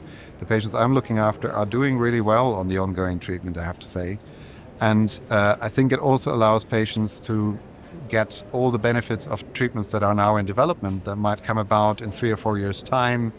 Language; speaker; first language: English; non-native, fluent; German